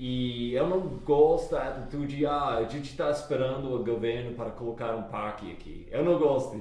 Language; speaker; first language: Portuguese; non-native, fluent; English